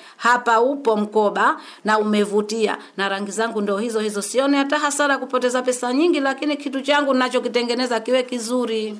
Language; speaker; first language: Swahili; native; Swahili